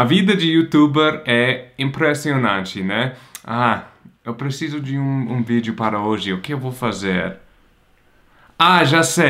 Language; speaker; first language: Portuguese; non-native, fluent; English